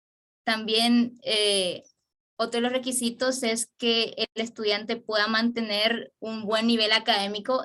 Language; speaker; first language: Spanish; native; Spanish